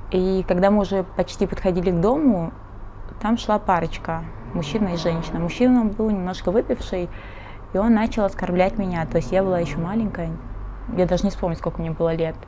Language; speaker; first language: Russian; early bilingual, other home language; Portuguese